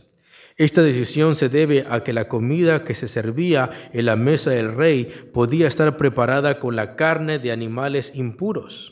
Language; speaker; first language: Spanish; native; Spanish